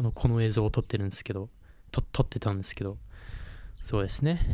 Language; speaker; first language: Japanese; non-native, fluent; English